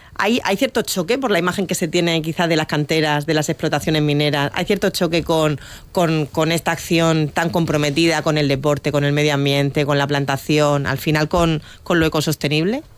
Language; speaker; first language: Spanish; native; Spanish